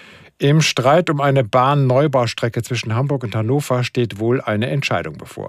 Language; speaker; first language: German; native; German